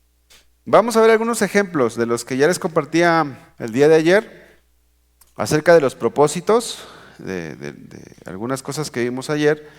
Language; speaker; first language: Spanish; native; Spanish